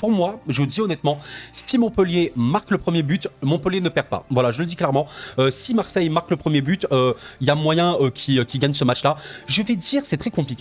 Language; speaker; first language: French; native; French